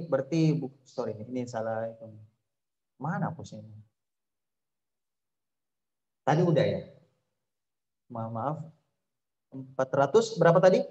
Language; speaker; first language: Indonesian; native; Indonesian